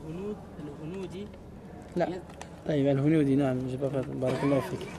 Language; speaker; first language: Arabic; early bilingual, heritage; Arabic